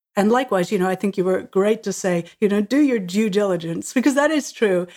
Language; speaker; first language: English; native; English